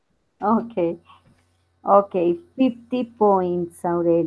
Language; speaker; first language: English; non-native, learner; Spanish